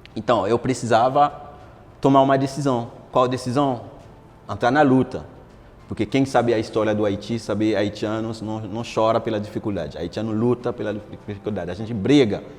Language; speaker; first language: Portuguese; non-native, fluent; Haitian Creole